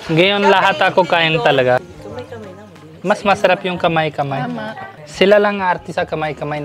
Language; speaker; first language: Filipino; non-native, learner; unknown